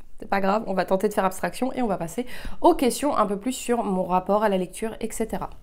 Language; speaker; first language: French; early bilingual, heritage; French